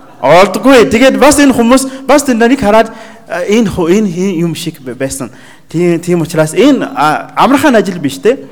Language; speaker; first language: Mongolian; non-native, learner; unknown